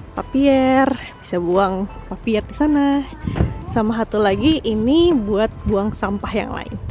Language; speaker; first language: Indonesian; native; Indonesian